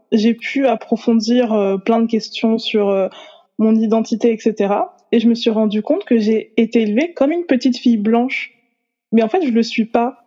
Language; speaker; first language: French; native; French